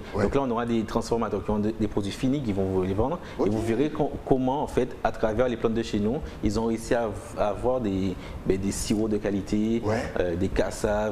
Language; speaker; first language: French; native; French